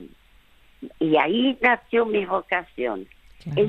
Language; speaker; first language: Spanish; early bilingual, other home language; French